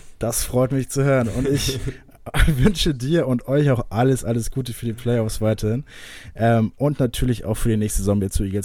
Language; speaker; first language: German; native; German